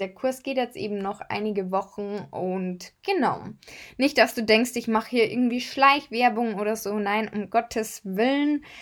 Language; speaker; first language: German; native; German